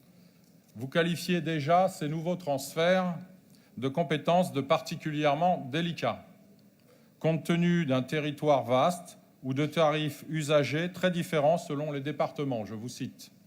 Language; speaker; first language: French; native; French